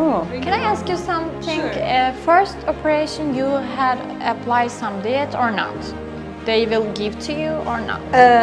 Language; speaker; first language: English; non-native, learner; Turkish